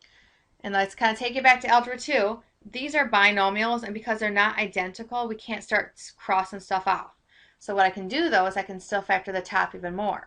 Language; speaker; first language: English; native; English